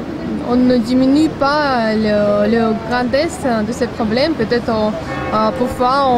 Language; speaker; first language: French; non-native, fluent; Russian